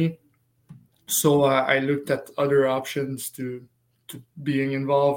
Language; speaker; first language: English; non-native, fluent; French